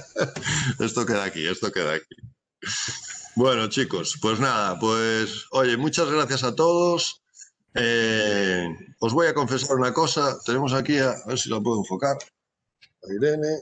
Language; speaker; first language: Spanish; native; Spanish